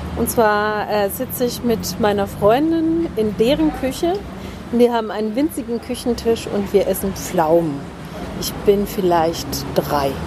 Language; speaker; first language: German; early bilingual, heritage; German